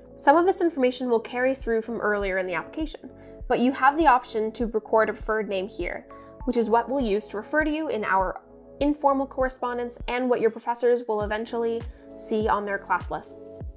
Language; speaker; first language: English; native; English